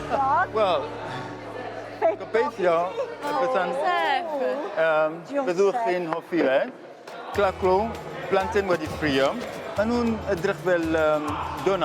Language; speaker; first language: Welsh; non-native, fluent; French